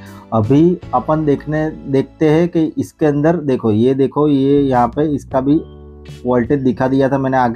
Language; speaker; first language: Hindi; native; Hindi